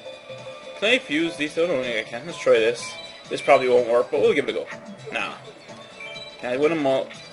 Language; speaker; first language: English; native; English